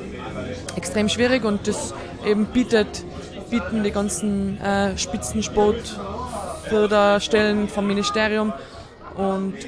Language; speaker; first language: German; native; German